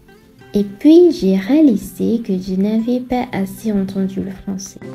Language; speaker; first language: French; non-native, fluent; Sinhala